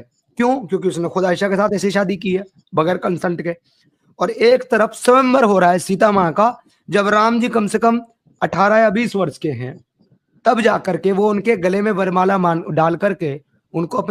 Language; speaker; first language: Hindi; native; Hindi